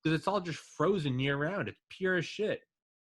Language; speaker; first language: English; native; English